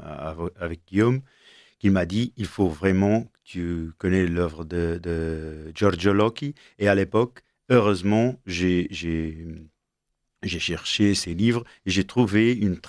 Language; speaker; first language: French; non-native, fluent; Portuguese